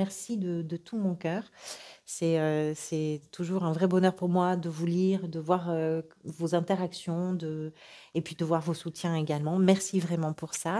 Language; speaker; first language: French; native; French